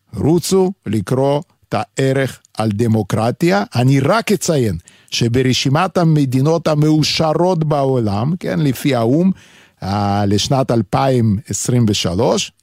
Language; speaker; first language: Hebrew; non-native, fluent; Lithuanian